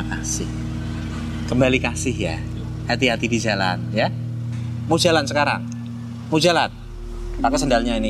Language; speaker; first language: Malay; non-native, local second language; Javanese